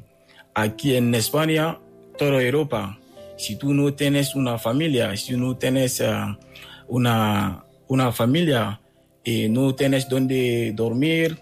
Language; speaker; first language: Spanish; non-native, fluent; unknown